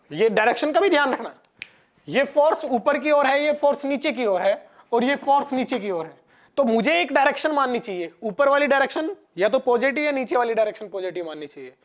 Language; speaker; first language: Hindi; non-native, local second language; Gujarati